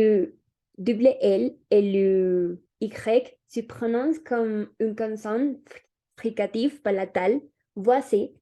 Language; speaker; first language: French; non-native, learner; Spanish